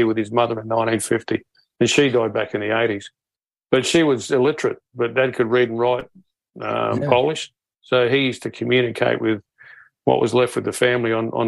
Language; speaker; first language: English; native; English